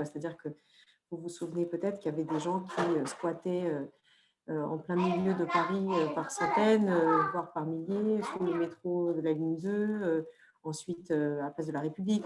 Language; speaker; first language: French; native; French